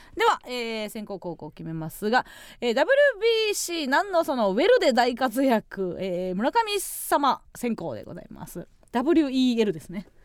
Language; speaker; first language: Japanese; native; Japanese